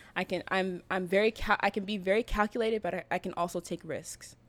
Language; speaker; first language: English; native; English